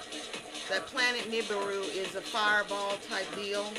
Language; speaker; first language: English; native; English